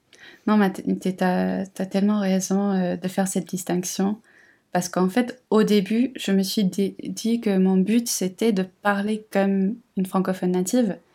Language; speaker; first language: French; non-native, fluent; English